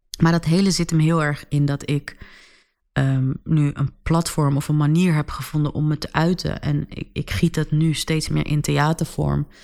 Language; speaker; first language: Dutch; early bilingual, other home language; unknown